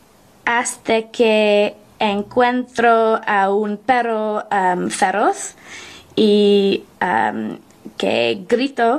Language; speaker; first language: Spanish; non-native, learner; English